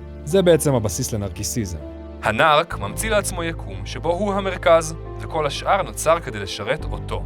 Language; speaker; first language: Hebrew; native; Hebrew